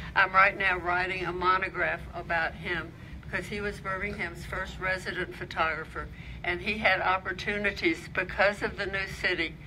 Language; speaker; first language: English; native; English